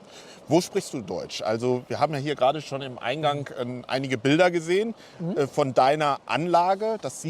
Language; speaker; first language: German; native; German